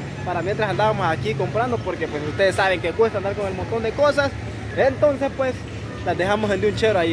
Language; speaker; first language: Spanish; native; Spanish